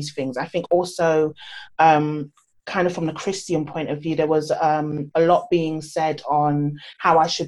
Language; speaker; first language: English; native; English